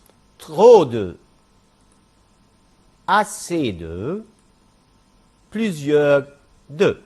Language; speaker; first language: French; non-native, fluent; Arabic